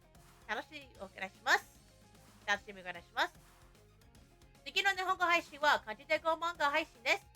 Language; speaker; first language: Japanese; non-native, learner; English